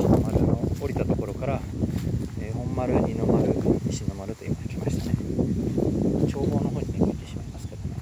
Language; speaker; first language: Japanese; native; Japanese